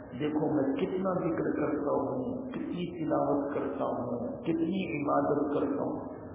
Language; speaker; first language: Urdu; native; Urdu